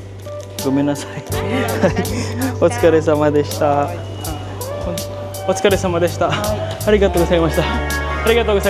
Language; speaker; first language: Japanese; non-native, learner; Filipino